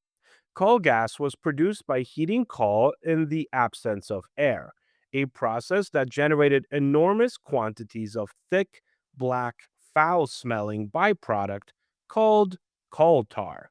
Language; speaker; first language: English; native; English